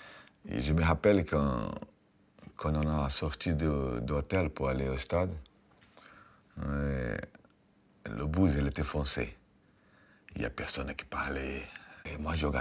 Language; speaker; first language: French; non-native, fluent; Portuguese